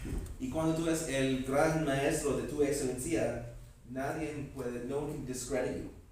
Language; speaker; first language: Spanish; non-native, learner; English